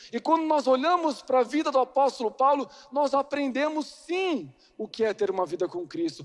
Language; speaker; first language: Portuguese; native; Portuguese